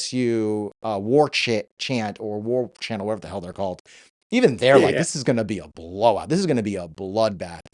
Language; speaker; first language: English; native; English